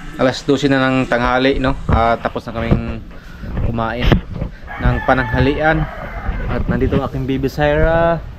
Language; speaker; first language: Filipino; non-native, local second language; Cebuano